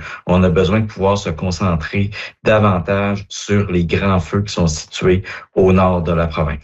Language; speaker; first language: French; native; French